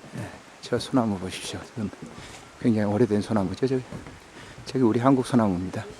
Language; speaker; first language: Korean; native; Korean